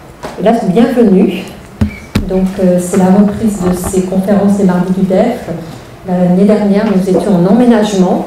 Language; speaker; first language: French; native; French